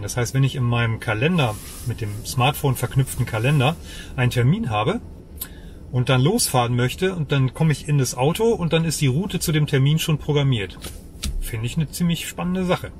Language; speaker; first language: German; native; German